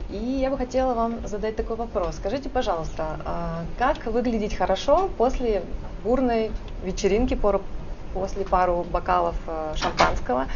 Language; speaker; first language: Russian; native; Russian